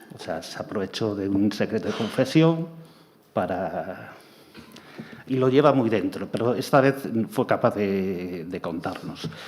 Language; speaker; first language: Spanish; non-native, local second language; Galician